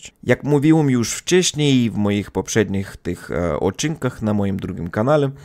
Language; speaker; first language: Polish; non-native, learner; Russian